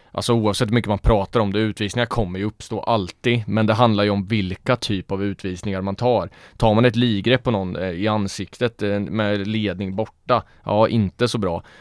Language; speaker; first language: Swedish; native; Swedish